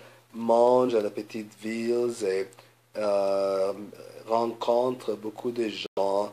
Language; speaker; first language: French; non-native, learner; English